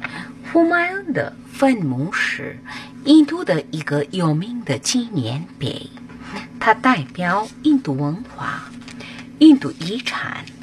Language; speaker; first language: Chinese; non-native, learner; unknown